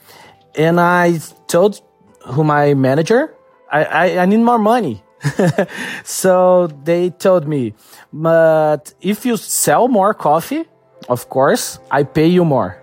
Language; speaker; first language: English; non-native, learner; Portuguese